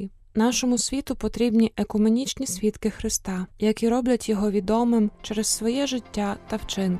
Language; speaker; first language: Ukrainian; native; Ukrainian